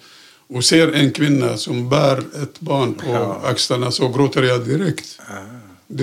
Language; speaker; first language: Swedish; non-native, fluent; Arabic